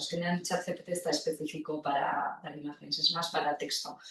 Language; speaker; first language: Spanish; non-native, local second language; Basque